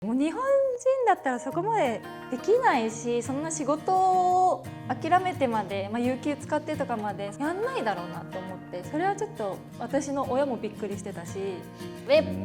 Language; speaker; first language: Japanese; native; Japanese